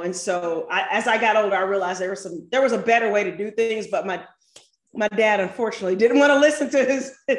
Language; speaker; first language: English; native; English